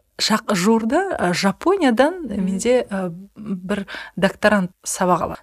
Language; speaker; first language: Kazakh; native; Kazakh